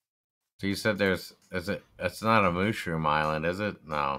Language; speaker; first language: English; native; English